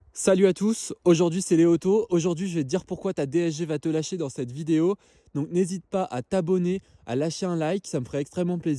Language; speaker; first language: French; native; French